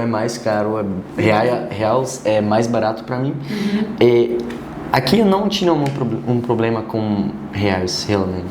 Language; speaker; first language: Portuguese; non-native, learner; Dutch